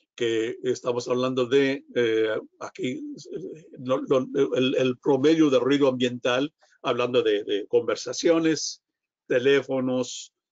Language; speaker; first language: Spanish; non-native, fluent; English